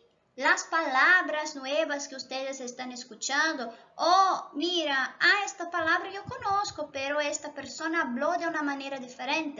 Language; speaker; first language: Spanish; non-native, local second language; Portuguese